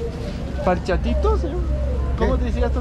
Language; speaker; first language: Spanish; non-native, learner; Danish